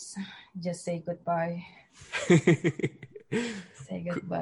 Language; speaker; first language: English; non-native, learner; Indonesian